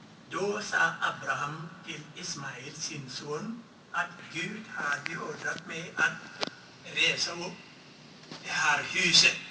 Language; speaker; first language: Swedish; non-native, fluent; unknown